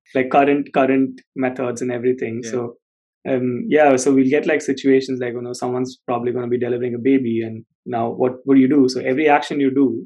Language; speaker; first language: English; non-native, local second language; Tamil